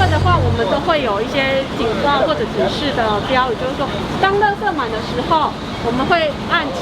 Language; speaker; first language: Chinese; native; Chinese